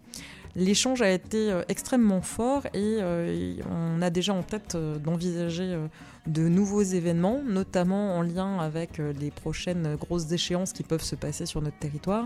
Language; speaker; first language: French; native; French